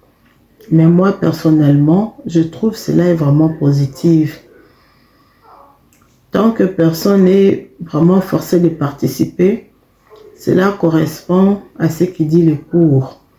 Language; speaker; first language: French; non-native, fluent; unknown